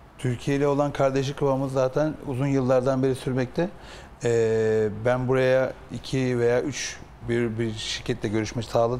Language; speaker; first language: Turkish; native; Turkish